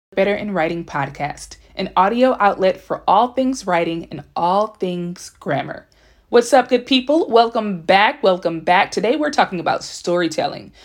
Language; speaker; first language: English; native; English